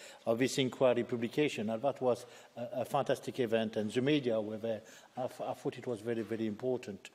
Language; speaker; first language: English; native; English